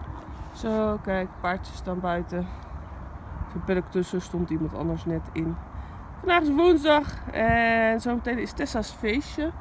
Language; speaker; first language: Dutch; native; Dutch